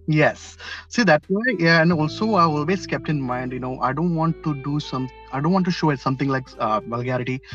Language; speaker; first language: English; non-native, local second language; Malayalam